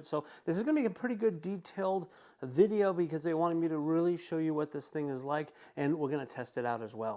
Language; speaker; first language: English; native; English